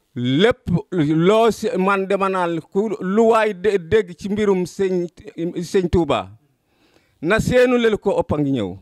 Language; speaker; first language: Wolof; non-native, local second language; Serer